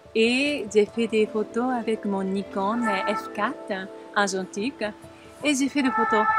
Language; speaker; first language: French; non-native, learner; Japanese